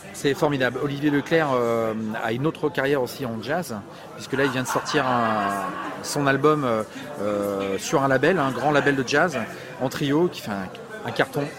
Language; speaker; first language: French; native; French